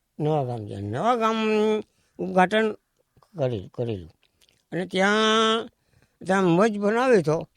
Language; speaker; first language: Gujarati; non-native, local second language; Bhili